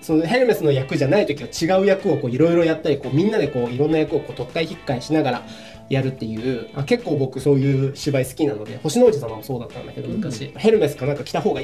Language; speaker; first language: Japanese; native; Japanese